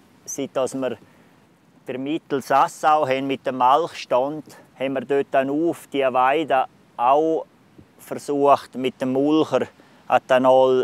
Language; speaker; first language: German; native; German